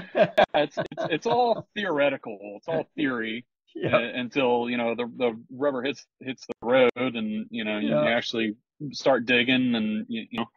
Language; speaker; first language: English; native; English